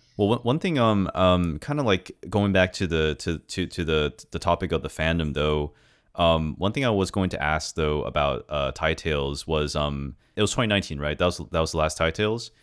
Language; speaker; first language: English; early bilingual, other home language; Lao